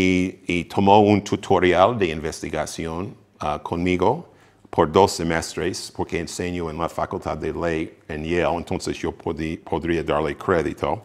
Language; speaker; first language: Spanish; non-native, fluent; English